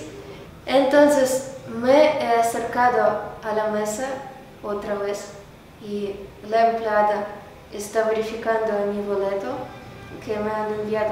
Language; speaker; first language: Spanish; non-native, learner; Ukrainian